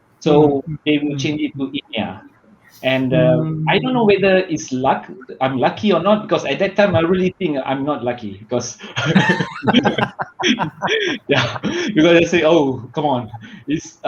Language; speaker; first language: English; non-native, learner; Malay